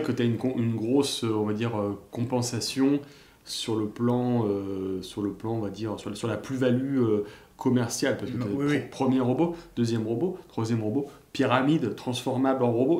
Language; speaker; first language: French; native; French